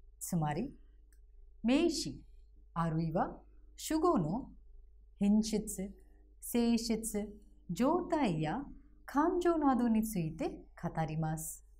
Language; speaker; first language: Japanese; non-native, fluent; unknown